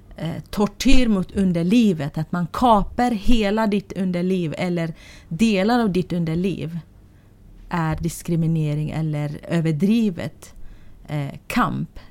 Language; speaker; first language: Swedish; non-native, fluent; Arabic